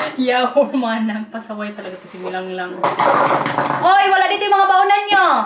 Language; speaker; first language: Filipino; non-native, local second language; Waray